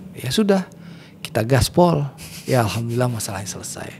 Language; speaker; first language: Indonesian; native; Indonesian